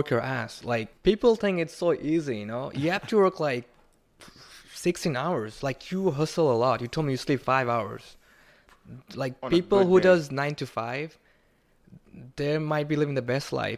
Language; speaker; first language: English; non-native, local second language; Bangla